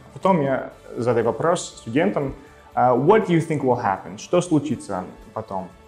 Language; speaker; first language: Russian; non-native, fluent; English